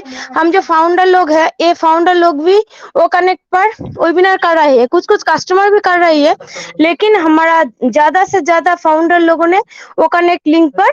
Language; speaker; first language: Hindi; non-native, learner; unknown